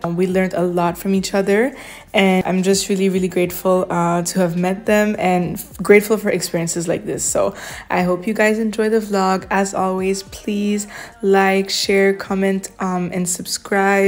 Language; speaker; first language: English; non-native, local second language; French